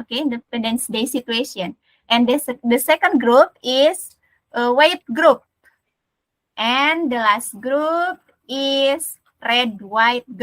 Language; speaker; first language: English; non-native, learner; Indonesian